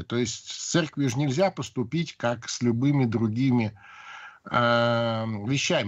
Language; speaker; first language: Russian; native; Russian